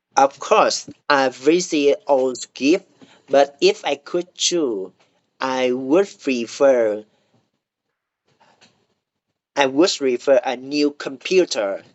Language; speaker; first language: English; non-native, learner; Vietnamese